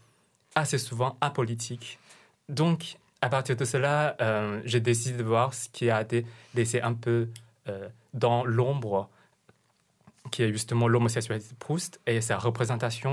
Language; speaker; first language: French; non-native, fluent; Chinese